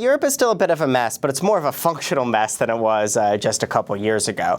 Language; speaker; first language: English; native; English